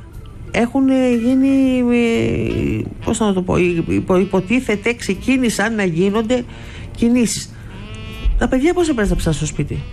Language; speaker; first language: Greek; native; Greek